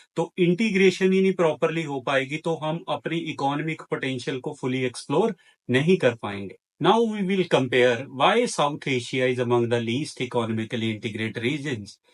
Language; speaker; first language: Hindi; native; Hindi